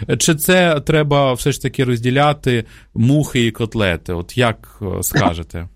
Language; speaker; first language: Ukrainian; native; Ukrainian